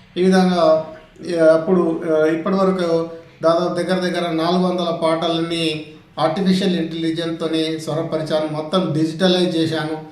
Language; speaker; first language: Telugu; non-native, local second language; Gondi